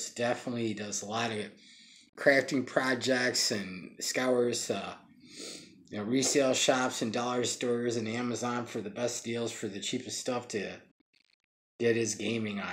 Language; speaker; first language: English; native; English